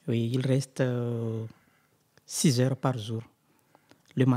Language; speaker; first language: French; non-native, local second language; Malagasy